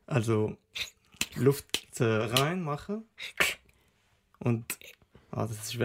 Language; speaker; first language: German; non-native, learner; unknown